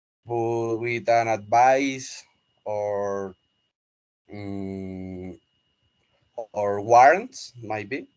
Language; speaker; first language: English; non-native, learner; Spanish